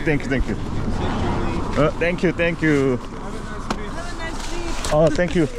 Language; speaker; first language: English; non-native, learner; Korean